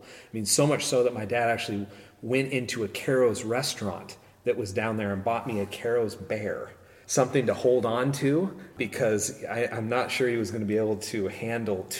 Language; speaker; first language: English; native; English